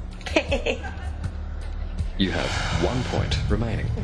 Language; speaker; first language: English; native; English